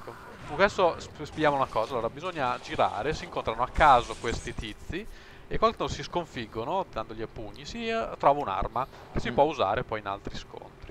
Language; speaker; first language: Italian; native; Italian